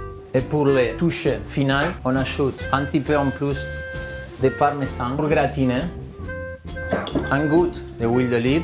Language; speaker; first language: French; non-native, fluent; Spanish